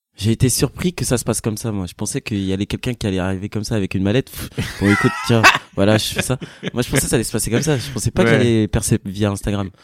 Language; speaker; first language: French; native; French